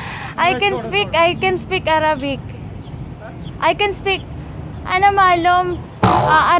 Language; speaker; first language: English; non-native, local second language; Filipino